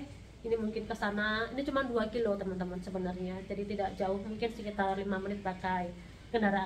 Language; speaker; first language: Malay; non-native, local second language; Javanese